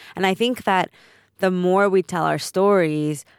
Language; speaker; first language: English; early bilingual, other home language; Spanish